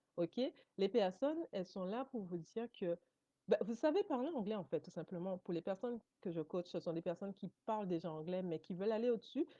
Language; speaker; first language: French; native; French